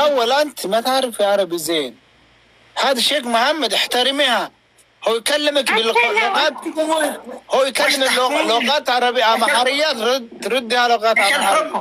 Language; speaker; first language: Arabic; non-native, learner; Amharic